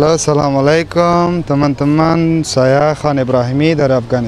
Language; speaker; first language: Indonesian; non-native, fluent; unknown